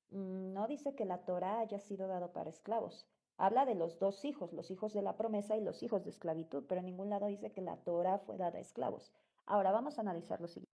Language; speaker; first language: Spanish; native; Spanish